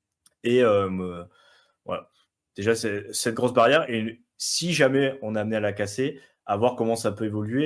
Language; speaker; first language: French; native; French